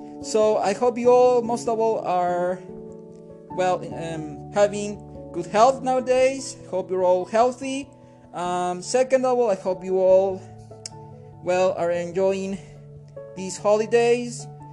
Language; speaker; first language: English; non-native, fluent; Spanish